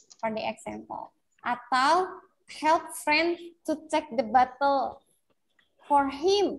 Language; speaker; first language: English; non-native, fluent; Indonesian